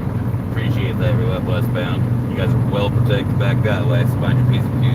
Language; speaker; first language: English; native; English